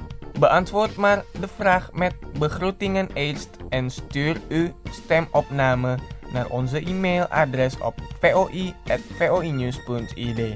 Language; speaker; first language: Dutch; non-native, learner; Indonesian